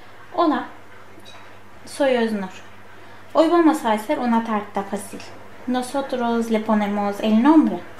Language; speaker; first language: Spanish; non-native, learner; Turkish